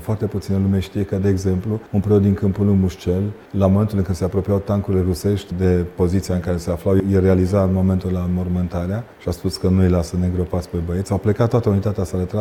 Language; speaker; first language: Romanian; native; Romanian